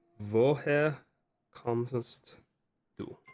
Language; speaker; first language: German; non-native, learner; English